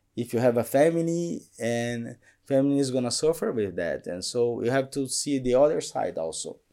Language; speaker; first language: English; non-native, fluent; Portuguese